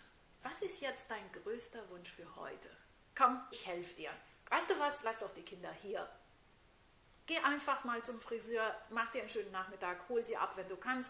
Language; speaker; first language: German; native; German